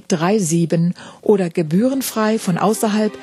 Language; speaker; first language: German; native; German